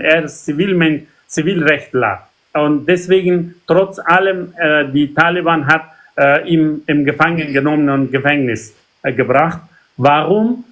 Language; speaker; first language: German; non-native, learner; Persian